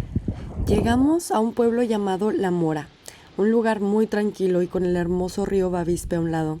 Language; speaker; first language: Spanish; native; Spanish